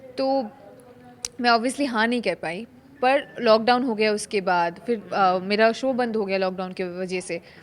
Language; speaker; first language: Hindi; non-native, local second language; Bangla